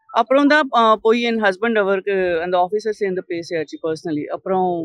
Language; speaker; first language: Tamil; non-native, fluent; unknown